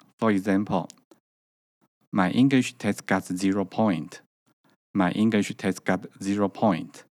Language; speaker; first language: English; non-native, learner; Chinese